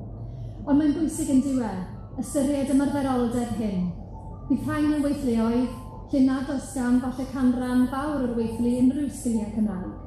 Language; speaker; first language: Welsh; native; Welsh